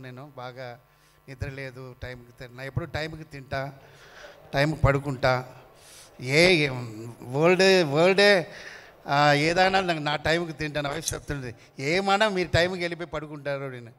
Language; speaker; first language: Telugu; non-native, fluent; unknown